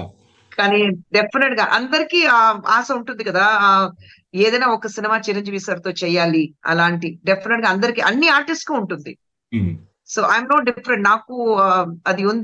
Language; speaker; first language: Telugu; non-native, fluent; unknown